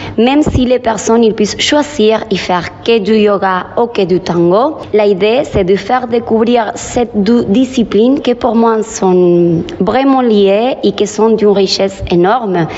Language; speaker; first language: French; non-native, fluent; Spanish